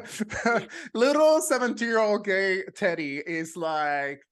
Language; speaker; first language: English; non-native, fluent; Spanish